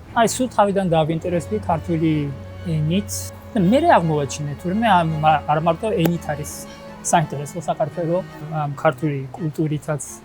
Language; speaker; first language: Georgian; non-native, fluent; Japanese